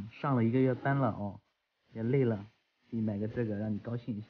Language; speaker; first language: Chinese; native; Chinese